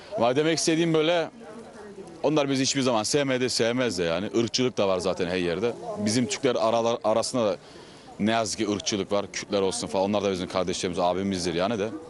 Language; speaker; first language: Turkish; early bilingual, heritage; Turkish